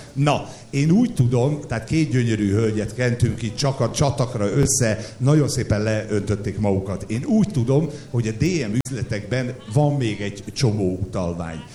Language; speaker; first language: Hungarian; native; Hungarian